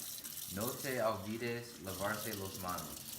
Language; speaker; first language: Spanish; non-native, learner; English